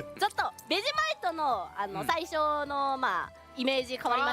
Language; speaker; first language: Japanese; native; Japanese